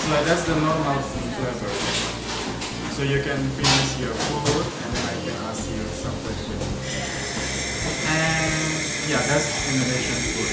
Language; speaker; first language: English; non-native, learner; Indonesian